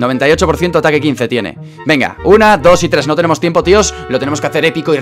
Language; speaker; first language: Spanish; native; Spanish